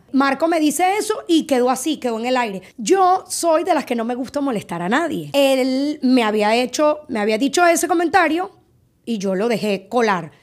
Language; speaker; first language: Spanish; native; Spanish